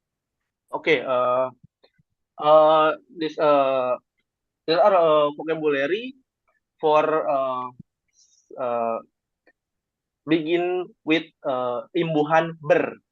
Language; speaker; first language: English; non-native, learner; Indonesian